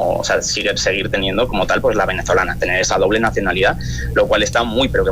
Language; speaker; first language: Spanish; native; Spanish